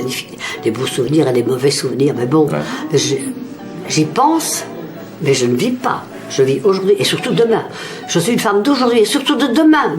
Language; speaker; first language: French; native; French